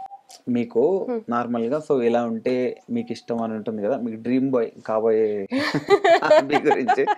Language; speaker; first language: Telugu; native; Telugu